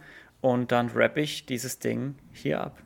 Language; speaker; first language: German; native; German